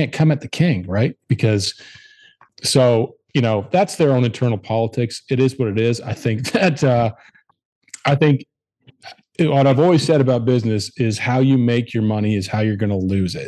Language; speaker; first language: English; native; English